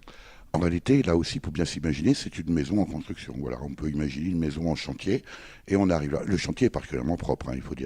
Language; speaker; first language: French; native; French